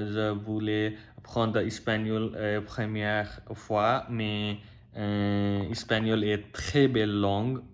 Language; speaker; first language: French; non-native, learner; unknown